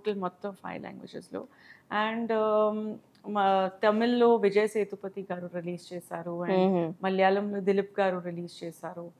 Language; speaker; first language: Telugu; non-native, learner; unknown